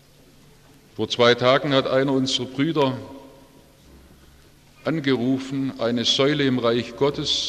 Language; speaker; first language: German; native; German